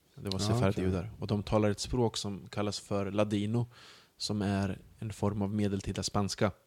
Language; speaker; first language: Swedish; early bilingual, other home language; Bosnian